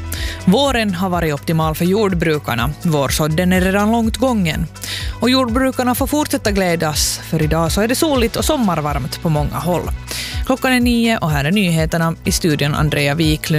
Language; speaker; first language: Swedish; native; Swedish